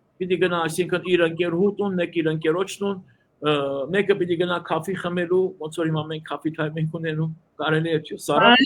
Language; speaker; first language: Armenian; early bilingual, heritage; Armenian